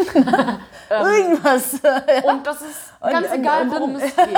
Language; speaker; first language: German; native; German